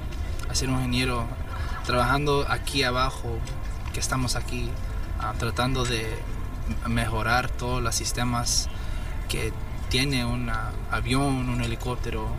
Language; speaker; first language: Spanish; early bilingual, heritage; Spanish